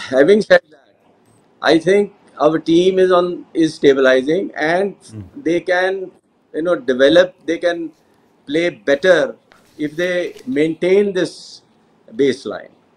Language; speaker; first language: English; non-native, local second language; Punjabi